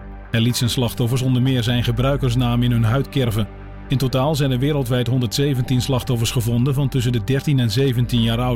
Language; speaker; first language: Dutch; native; Dutch